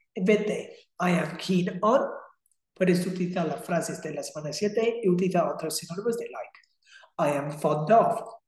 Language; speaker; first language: Spanish; non-native, fluent; English